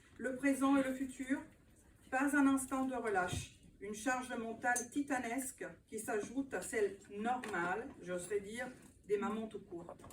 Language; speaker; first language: French; non-native, fluent; Italian